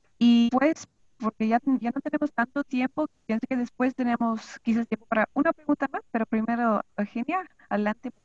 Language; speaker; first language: Spanish; non-native, fluent; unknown